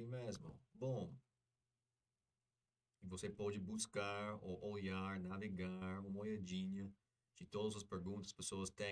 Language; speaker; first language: Portuguese; non-native, fluent; English